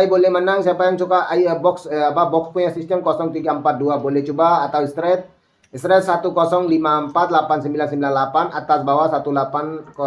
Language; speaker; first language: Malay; non-native, learner; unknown